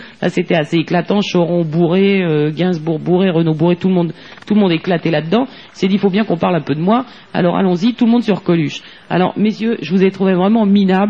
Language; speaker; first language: French; native; French